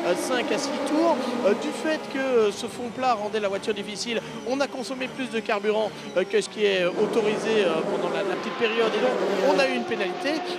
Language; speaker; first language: French; native; French